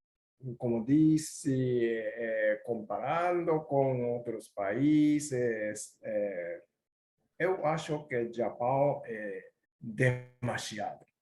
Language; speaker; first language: Portuguese; non-native, learner; Japanese